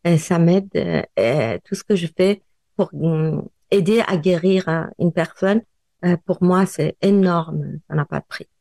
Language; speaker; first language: French; non-native, fluent; Persian